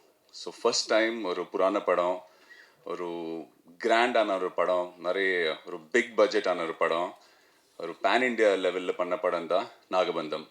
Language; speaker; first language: Tamil; non-native, fluent; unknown